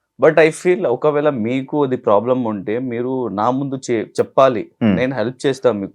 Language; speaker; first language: Telugu; non-native, learner; Hindi